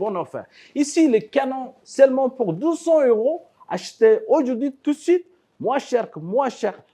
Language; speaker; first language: French; non-native, learner; Tamil